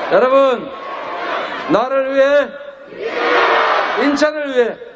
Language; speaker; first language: Korean; native; Korean